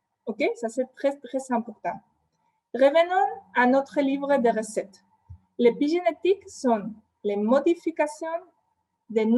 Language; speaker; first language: French; non-native, fluent; Spanish